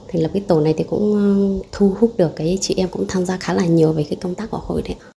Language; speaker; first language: Vietnamese; non-native, local second language; Hmong